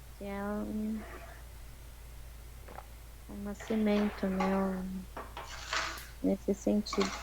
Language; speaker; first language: Portuguese; native; Portuguese